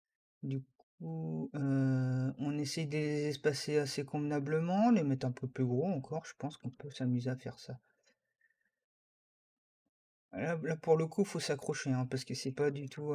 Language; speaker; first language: French; native; French